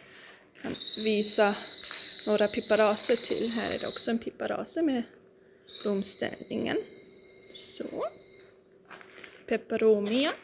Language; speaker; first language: Swedish; non-native, fluent; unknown